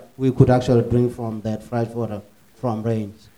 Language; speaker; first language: English; early bilingual, other home language; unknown